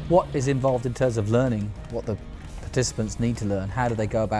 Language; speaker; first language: English; native; English